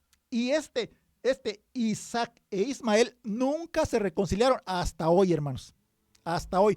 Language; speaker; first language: Spanish; native; Spanish